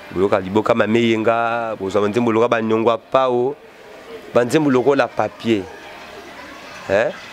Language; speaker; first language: Lingala; native; Lingala